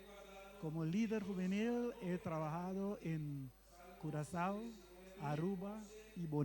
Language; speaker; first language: Spanish; non-native, fluent; Papiamento